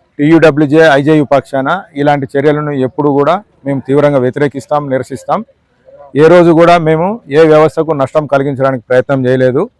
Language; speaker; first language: Telugu; native; Telugu